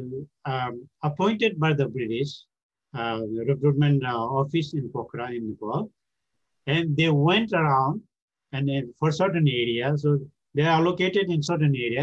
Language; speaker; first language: English; non-native, local second language; Gurung